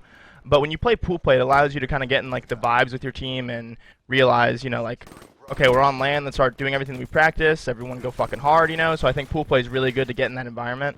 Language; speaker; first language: English; native; English